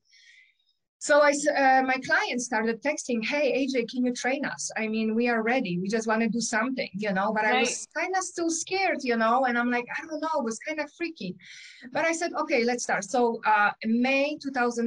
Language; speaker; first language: English; non-native, fluent; Polish